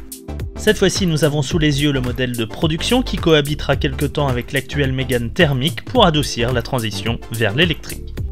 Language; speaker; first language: French; native; French